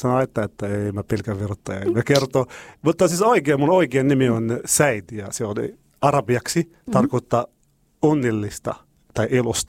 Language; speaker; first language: Finnish; non-native, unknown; Arabic